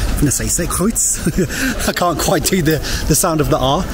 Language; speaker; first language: English; native; English